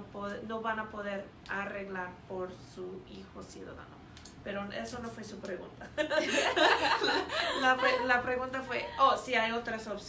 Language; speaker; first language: Spanish; non-native, fluent; English